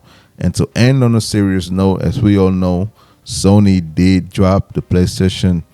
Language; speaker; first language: English; native; English